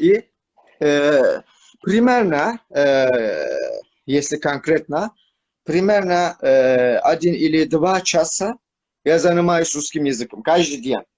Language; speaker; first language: Russian; non-native, learner; Turkish